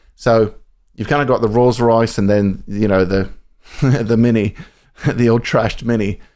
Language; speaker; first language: English; native; English